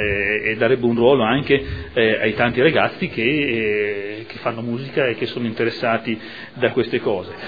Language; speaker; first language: Italian; native; Italian